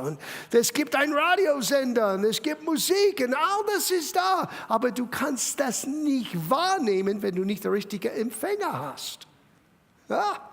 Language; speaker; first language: German; non-native, fluent; English